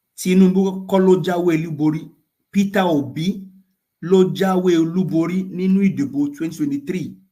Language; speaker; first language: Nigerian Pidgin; non-native, local second language; Yoruba